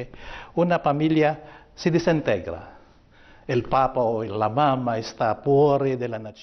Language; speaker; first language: Italian; non-native, learner; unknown